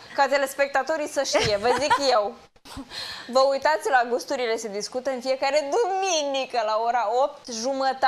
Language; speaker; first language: Romanian; native; Romanian